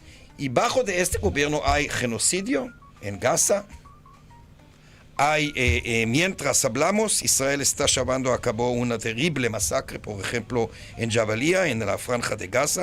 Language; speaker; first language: Spanish; non-native, fluent; Hebrew